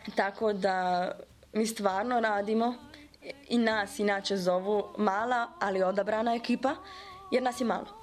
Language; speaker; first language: Serbian; early bilingual, heritage; Bosnian